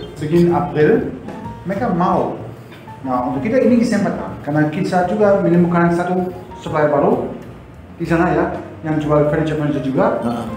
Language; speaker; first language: Indonesian; non-native, fluent; German